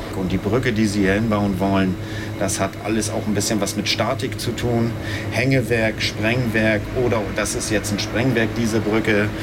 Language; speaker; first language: German; native; German